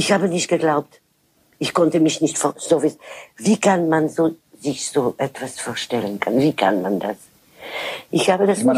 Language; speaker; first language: German; non-native, fluent; French